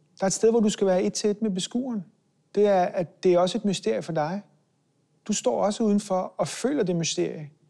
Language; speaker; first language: Danish; early bilingual, other home language; Hebrew